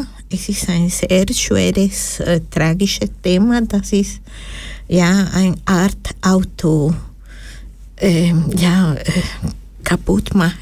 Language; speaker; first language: German; non-native, learner; Spanish